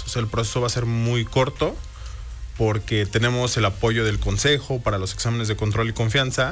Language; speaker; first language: Spanish; native; Spanish